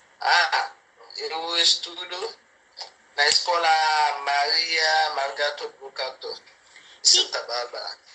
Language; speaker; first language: Portuguese; non-native, learner; Haitian Creole